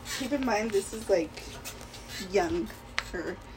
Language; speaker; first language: English; early bilingual, other home language; Spanish